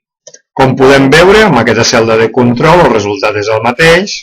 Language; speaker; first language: Catalan; native; Catalan